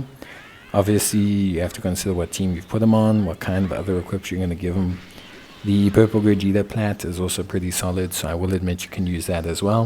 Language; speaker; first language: English; native; English